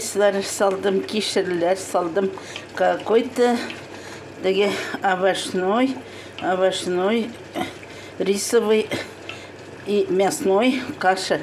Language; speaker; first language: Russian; non-native, local second language; Kazakh